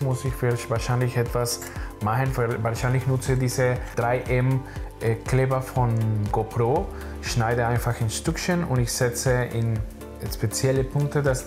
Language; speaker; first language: German; non-native, learner; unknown